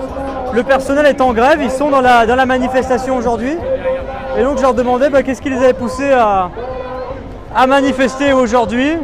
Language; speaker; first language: French; native; French